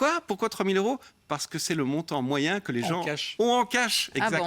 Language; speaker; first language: French; native; French